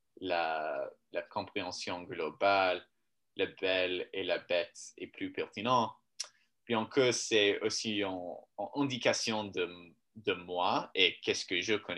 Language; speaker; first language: French; non-native, learner; English